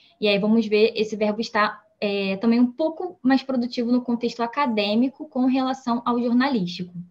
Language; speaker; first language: Portuguese; native; Portuguese